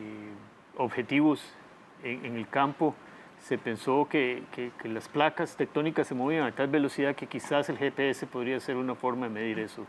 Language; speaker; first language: Spanish; native; Spanish